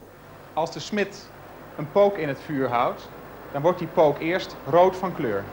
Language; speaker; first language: Dutch; native; Dutch